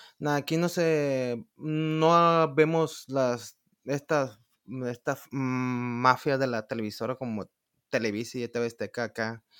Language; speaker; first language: Spanish; native; Spanish